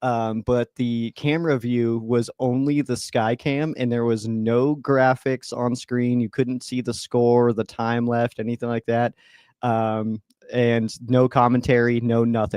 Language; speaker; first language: English; native; English